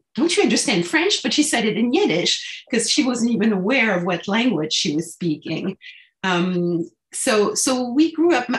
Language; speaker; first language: English; non-native, fluent; French